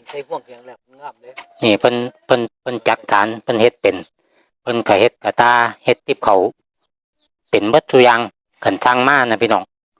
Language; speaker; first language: Thai; native; Thai